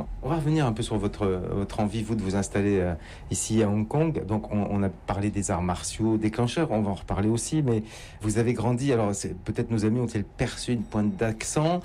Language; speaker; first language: French; native; French